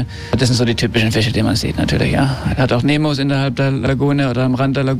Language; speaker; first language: German; early bilingual, heritage; German